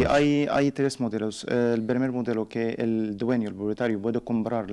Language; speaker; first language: Spanish; non-native, learner; Arabic